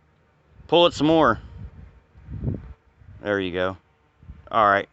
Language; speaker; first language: English; native; English